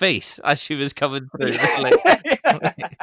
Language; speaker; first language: English; native; English